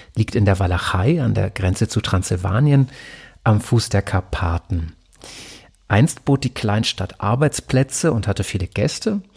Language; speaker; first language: German; native; German